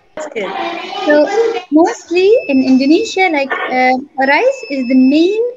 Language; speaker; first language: English; non-native, fluent; Arabic